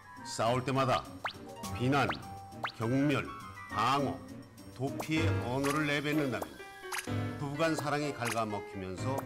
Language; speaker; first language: Korean; native; Korean